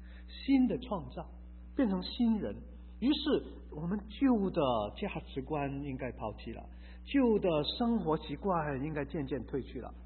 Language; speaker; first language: Chinese; native; Chinese